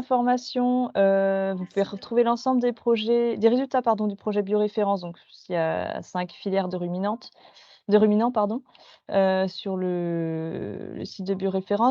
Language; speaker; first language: French; native; French